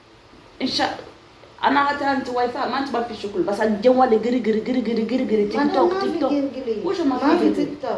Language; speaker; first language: Arabic; non-native, learner; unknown